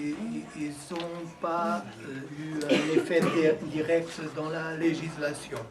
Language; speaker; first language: French; non-native, fluent; Portuguese